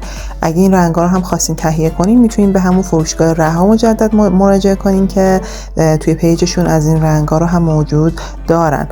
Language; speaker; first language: Persian; native; Persian